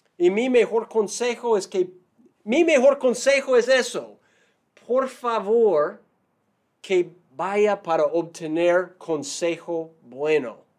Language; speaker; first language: Spanish; non-native, fluent; English